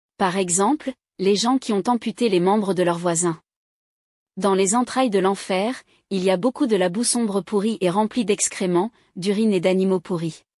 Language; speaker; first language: French; non-native, local second language; Rundi